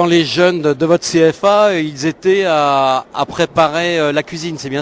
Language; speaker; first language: French; native; French